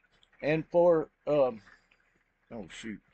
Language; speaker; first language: English; native; English